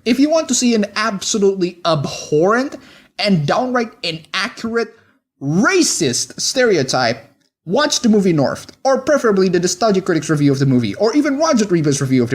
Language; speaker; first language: English; non-native, fluent; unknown